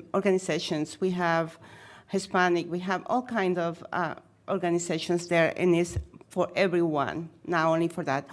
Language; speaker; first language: English; non-native, fluent; Spanish